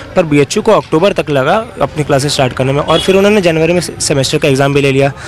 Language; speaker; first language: Hindi; native; Hindi